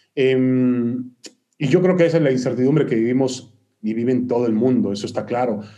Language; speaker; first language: Spanish; early bilingual, other home language; Hebrew